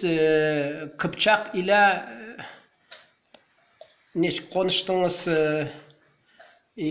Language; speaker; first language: Turkish; non-native, learner; Tatar